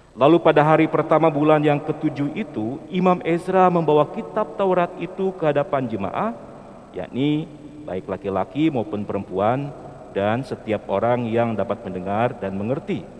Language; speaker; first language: Indonesian; native; Indonesian